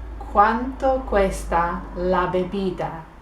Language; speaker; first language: Spanish; non-native, fluent; English